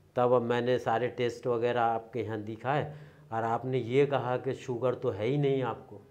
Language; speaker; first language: Hindi; native; Hindi